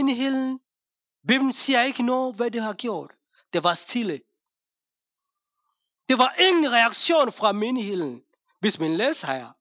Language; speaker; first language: Danish; non-native, fluent; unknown